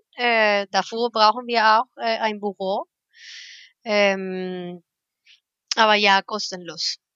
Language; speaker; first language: German; non-native, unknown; Spanish